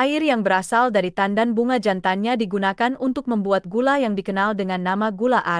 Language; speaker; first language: Indonesian; native; Indonesian